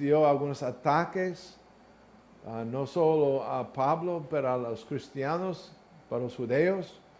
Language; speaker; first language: Spanish; non-native, learner; English